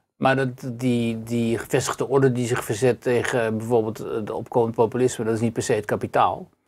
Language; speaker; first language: Dutch; native; Dutch